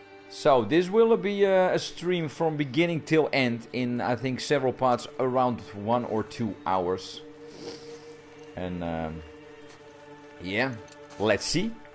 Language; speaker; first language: English; non-native, fluent; Dutch